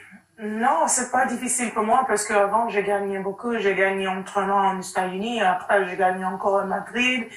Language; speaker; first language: French; non-native, learner; English